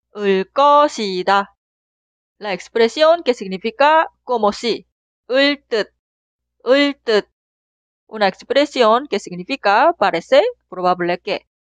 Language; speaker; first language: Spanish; non-native, fluent; Korean